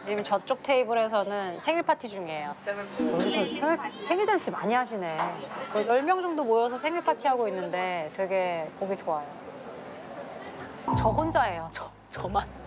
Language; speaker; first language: Korean; native; Korean